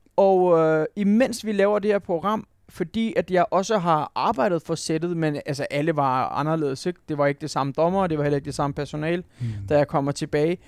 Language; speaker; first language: Danish; non-native, fluent; Turkish